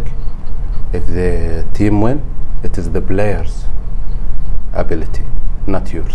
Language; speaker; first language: English; non-native, learner; Arabic